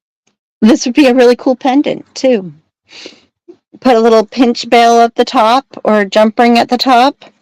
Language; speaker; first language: English; native; English